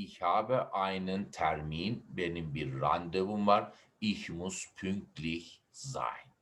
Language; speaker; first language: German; non-native, fluent; Turkish